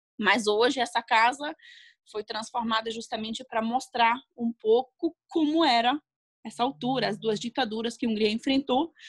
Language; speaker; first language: Portuguese; non-native, fluent; Hungarian